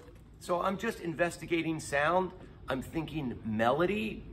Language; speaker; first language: English; native; English